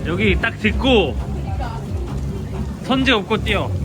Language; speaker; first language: Korean; native; Korean